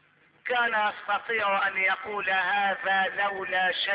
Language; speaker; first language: Arabic; native; Arabic